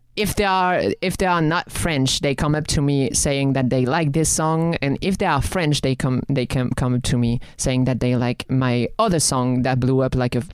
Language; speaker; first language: English; non-native, fluent; French